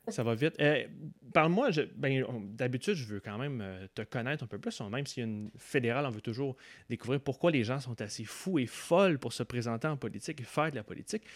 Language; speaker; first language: French; native; French